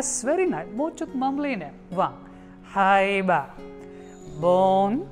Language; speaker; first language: Vietnamese; non-native, learner; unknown